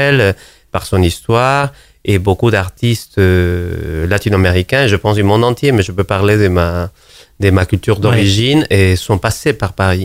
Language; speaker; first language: French; non-native, fluent; Spanish